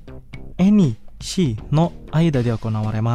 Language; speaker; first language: Japanese; non-native, fluent; Indonesian